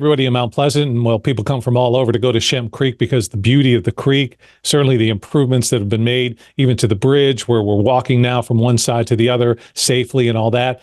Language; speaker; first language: English; native; English